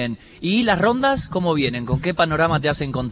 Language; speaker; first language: Spanish; native; Spanish